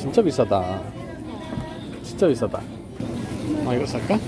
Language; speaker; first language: Korean; non-native, learner; Spanish